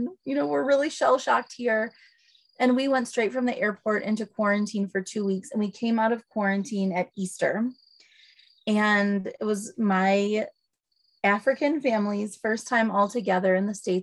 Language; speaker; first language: English; native; English